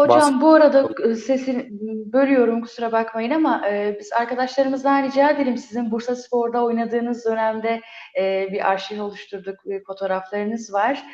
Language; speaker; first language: Turkish; native; Turkish